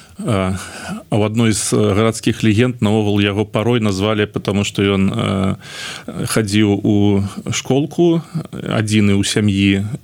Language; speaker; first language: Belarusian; non-native, local second language; Russian